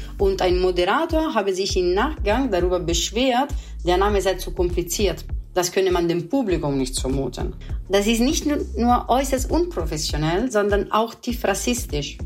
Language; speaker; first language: German; non-native, fluent; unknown